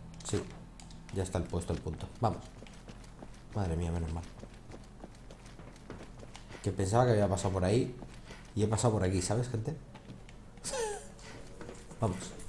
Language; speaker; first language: Spanish; native; Spanish